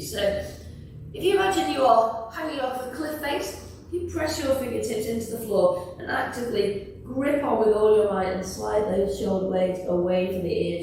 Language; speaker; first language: English; native; English